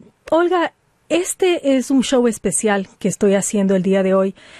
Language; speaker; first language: Spanish; native; Spanish